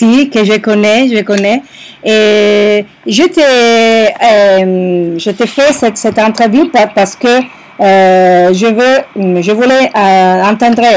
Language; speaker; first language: French; non-native, learner; Italian